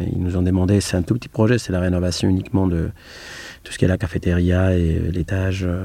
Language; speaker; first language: French; non-native, fluent; Spanish